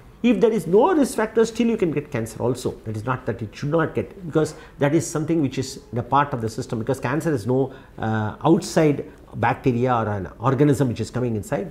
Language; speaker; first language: English; non-native, local second language; Tamil